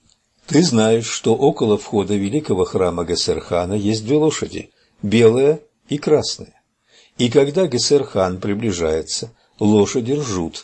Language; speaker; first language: Russian; native; Russian